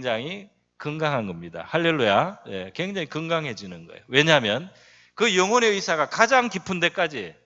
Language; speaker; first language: Korean; native; Korean